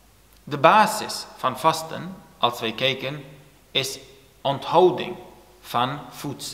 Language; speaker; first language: Dutch; non-native, fluent; Turoyo